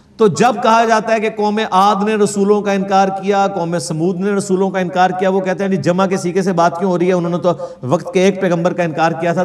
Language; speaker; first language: Urdu; non-native, local second language; Punjabi